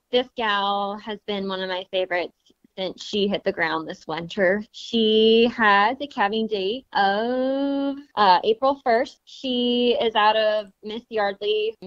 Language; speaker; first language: English; native; English